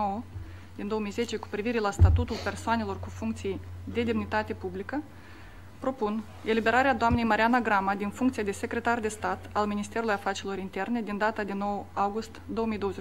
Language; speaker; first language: Romanian; native; Romanian